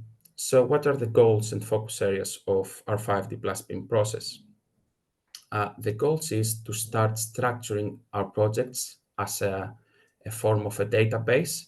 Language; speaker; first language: English; non-native, fluent; Greek